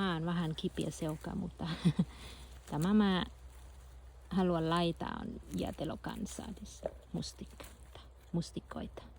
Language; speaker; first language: Finnish; non-native, learner; Thai